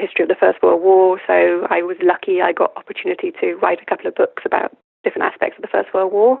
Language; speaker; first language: English; native; English